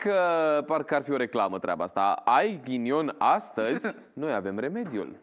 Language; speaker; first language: Romanian; native; Romanian